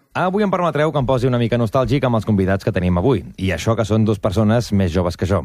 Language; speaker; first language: Catalan; native; Catalan